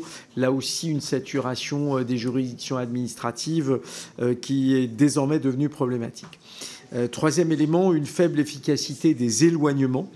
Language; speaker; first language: French; native; French